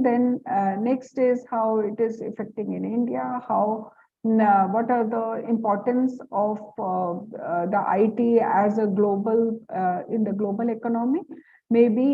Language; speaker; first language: English; non-native, local second language; Hindi